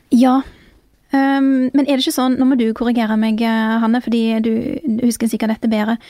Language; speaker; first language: Norwegian; native; Norwegian